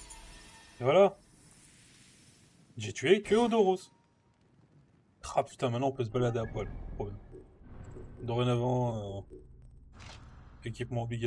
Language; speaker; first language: French; native; French